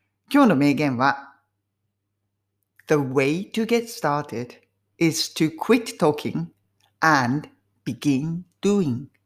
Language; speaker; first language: English; non-native, fluent; Japanese